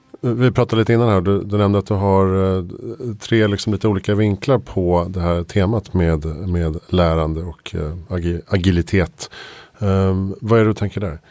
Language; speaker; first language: Swedish; native; Swedish